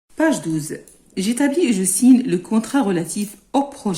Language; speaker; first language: French; non-native, local second language; Arabic